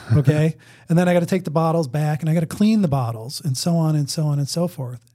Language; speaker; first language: English; native; English